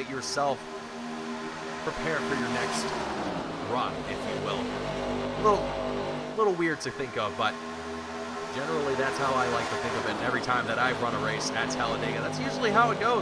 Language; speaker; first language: English; native; English